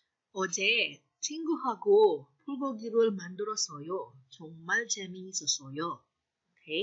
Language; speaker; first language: Korean; non-native, fluent; Filipino